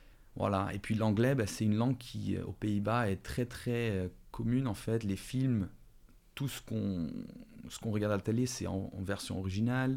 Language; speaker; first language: French; early bilingual, other home language; Dutch